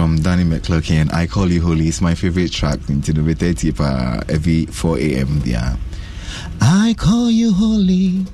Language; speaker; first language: English; non-native, local second language; Akan